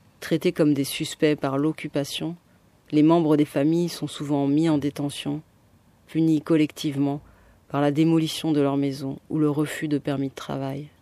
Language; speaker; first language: French; native; French